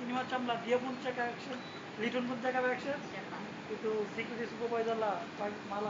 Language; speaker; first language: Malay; non-native, local second language; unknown